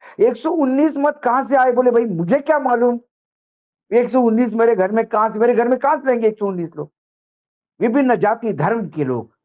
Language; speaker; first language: Hindi; non-native, local second language; Marathi